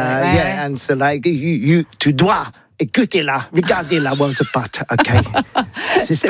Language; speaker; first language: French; non-native, learner; English